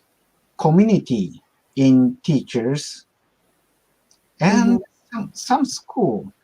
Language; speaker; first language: English; non-native, learner; Japanese